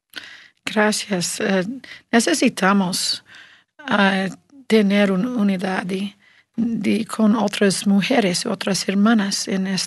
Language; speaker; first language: Spanish; non-native, learner; English